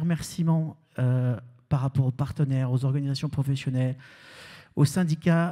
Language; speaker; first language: French; native; French